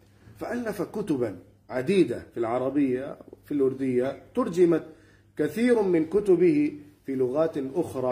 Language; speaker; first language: Arabic; non-native, fluent; Urdu